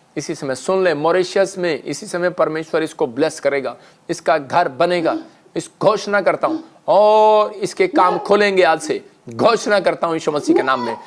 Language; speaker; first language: Hindi; non-native, local second language; Punjabi